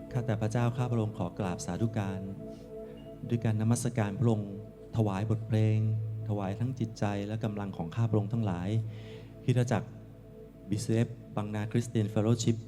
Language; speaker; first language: Thai; native; Thai